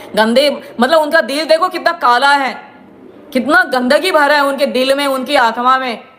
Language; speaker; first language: Hindi; non-native, local second language; Gujarati